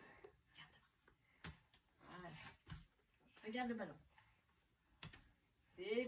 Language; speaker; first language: French; native; French